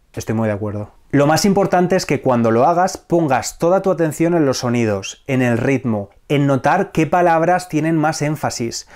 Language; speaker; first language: Spanish; native; Spanish